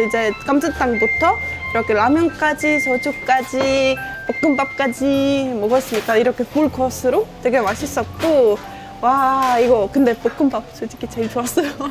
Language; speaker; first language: Korean; non-native, fluent; Estonian